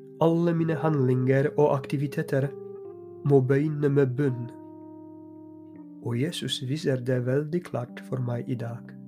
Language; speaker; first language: Norwegian; non-native, fluent; Polish